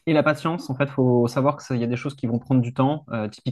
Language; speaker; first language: French; native; French